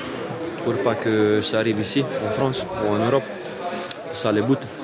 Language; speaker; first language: French; non-native, fluent; Italian